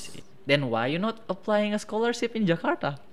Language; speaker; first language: English; non-native, fluent; Indonesian